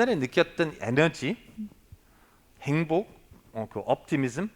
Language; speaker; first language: Korean; non-native, fluent; German